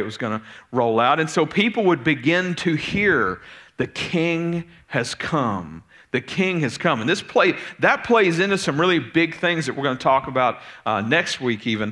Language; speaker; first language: English; native; English